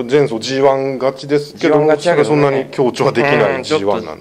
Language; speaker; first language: Japanese; native; Japanese